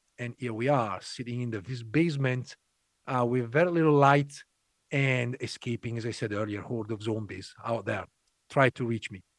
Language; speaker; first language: English; non-native, fluent; Italian